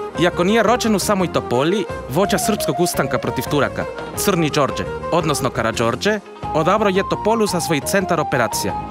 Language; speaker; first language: Croatian; non-native, fluent; Spanish